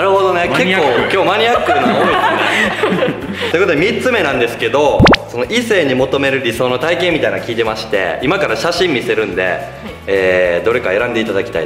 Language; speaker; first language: Japanese; native; Japanese